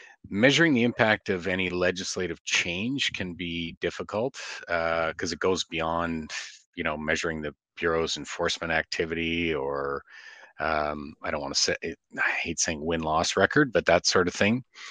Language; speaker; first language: English; native; English